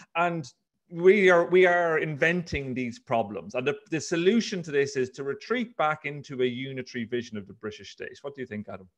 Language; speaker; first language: English; native; English